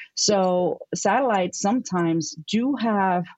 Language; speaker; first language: English; non-native, fluent; Spanish